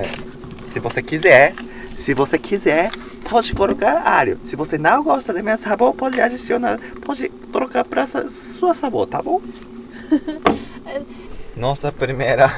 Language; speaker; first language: Portuguese; non-native, fluent; Japanese